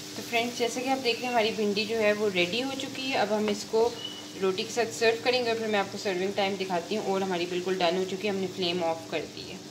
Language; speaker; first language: Urdu; native; Urdu